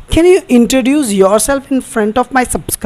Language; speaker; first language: English; non-native, local second language; Hindi